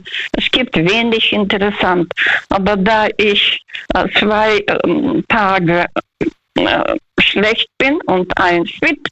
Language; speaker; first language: German; non-native, fluent; Russian